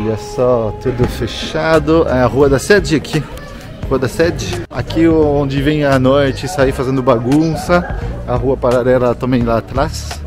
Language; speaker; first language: Portuguese; non-native, fluent; French